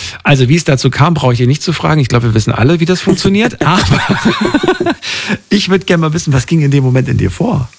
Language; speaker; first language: German; native; German